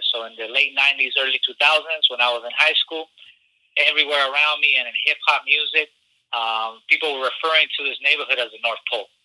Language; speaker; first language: English; early bilingual, other home language; Spanish